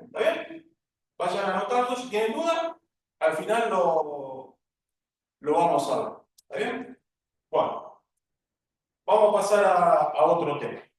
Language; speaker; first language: Spanish; native; Spanish